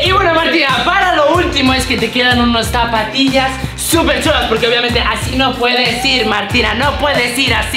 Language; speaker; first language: Spanish; native; Spanish